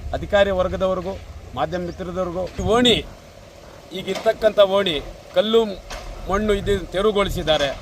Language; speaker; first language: Kannada; native; Kannada